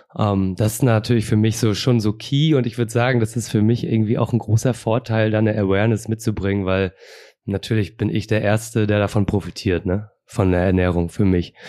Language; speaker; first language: German; native; German